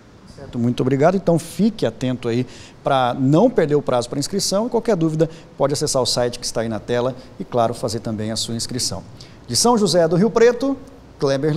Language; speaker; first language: Portuguese; native; Portuguese